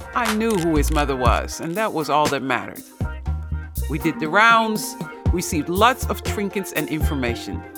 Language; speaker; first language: English; non-native, fluent; Dutch